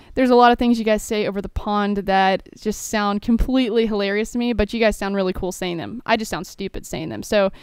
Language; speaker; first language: English; native; English